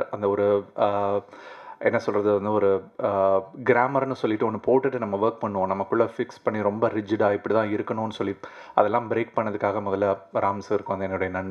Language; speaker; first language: Tamil; native; Tamil